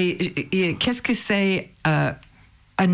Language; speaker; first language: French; non-native, learner; English